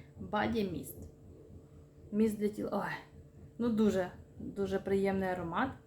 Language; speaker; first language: Ukrainian; non-native, local second language; Russian